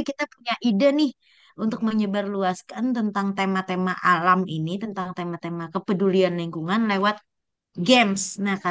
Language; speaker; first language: Indonesian; native; Indonesian